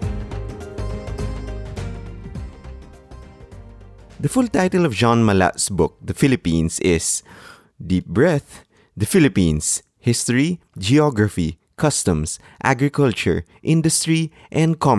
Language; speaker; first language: English; non-native, local second language; Filipino